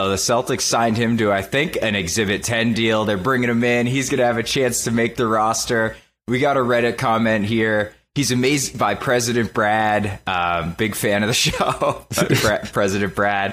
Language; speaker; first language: English; native; English